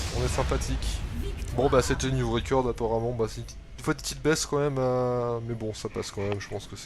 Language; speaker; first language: French; native; French